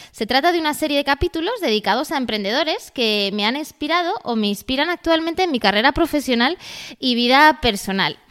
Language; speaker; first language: Spanish; native; Spanish